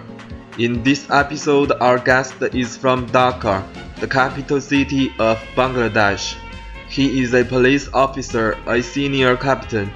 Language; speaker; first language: English; non-native, learner; Chinese